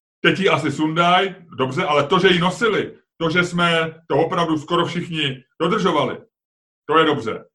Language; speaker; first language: Czech; native; Czech